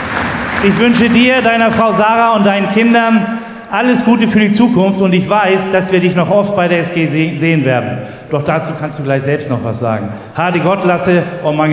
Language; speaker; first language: German; native; German